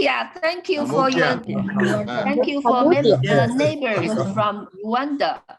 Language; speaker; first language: English; non-native, fluent; Chinese